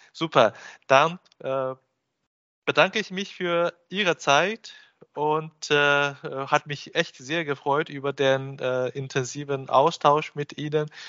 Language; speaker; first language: German; non-native, fluent; Chinese